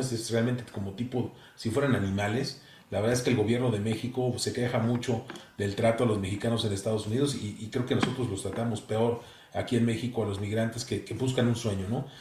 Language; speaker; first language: Spanish; native; Spanish